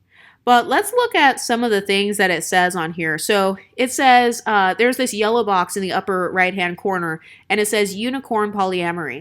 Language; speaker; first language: English; native; English